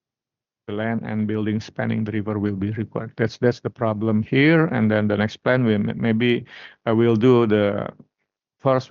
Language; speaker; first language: English; non-native, learner; Indonesian